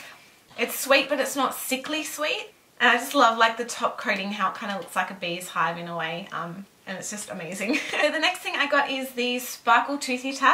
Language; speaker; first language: English; native; English